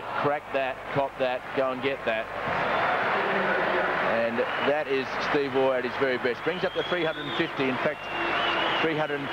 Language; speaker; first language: English; native; English